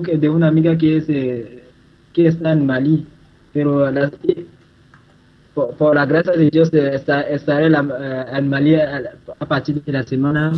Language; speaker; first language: Spanish; non-native, local second language; Ewe